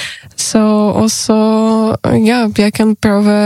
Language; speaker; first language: Norwegian; non-native, learner; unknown